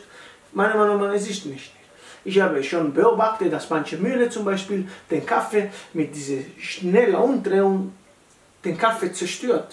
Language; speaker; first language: German; non-native, learner; Italian